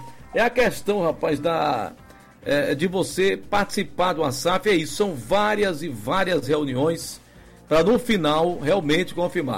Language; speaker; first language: Portuguese; native; Portuguese